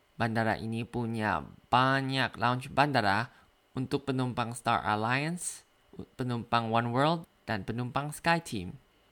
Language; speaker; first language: Indonesian; non-native, learner; Thai